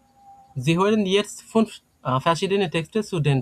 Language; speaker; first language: German; non-native, fluent; Bangla